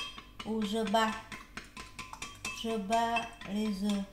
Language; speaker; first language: French; non-native, learner; Vietnamese